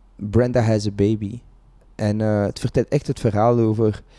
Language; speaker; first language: Dutch; native; Dutch